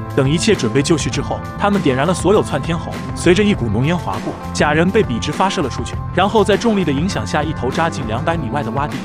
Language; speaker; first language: Chinese; native; Chinese